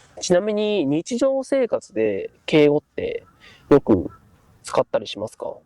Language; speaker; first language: Japanese; native; Japanese